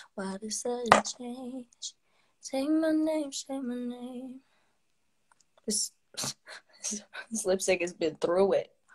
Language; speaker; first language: English; early bilingual, other home language; Spanish